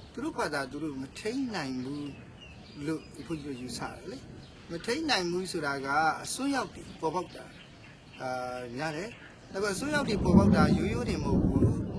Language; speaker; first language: Burmese; native; Burmese